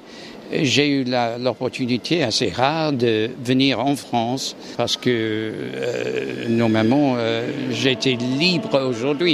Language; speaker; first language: French; non-native, fluent; English